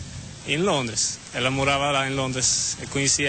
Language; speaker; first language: Portuguese; non-native, fluent; Swedish